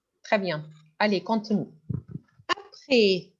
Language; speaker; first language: French; non-native, fluent; Arabic